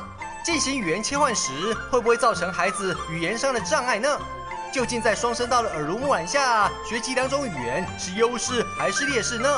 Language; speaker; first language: Chinese; native; Chinese